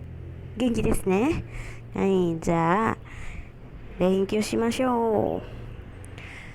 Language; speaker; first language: Japanese; non-native, fluent; Indonesian